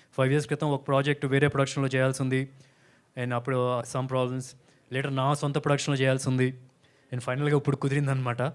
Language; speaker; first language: Telugu; native; Telugu